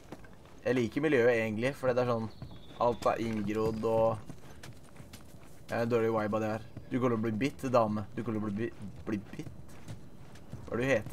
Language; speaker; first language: Norwegian; native; Norwegian